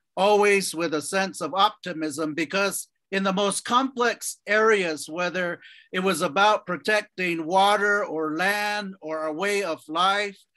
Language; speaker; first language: English; native; English